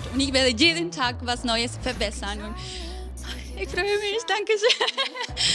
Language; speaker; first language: German; non-native, fluent; Spanish